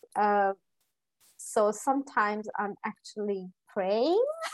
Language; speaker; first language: English; non-native, local second language; Gujarati